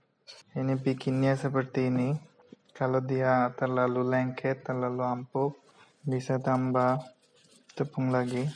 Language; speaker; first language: Indonesian; non-native, fluent; Bangla